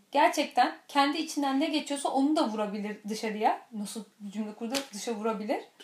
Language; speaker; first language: Turkish; native; Turkish